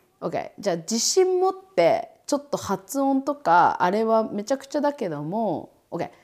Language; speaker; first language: Japanese; native; Japanese